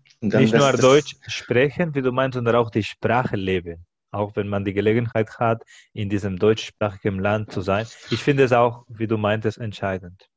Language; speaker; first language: German; non-native, fluent; Spanish